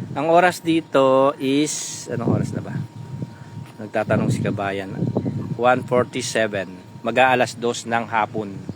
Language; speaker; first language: Filipino; non-native, local second language; Pampanga